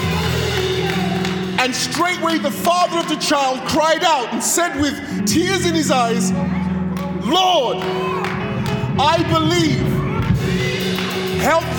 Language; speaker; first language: English; native; English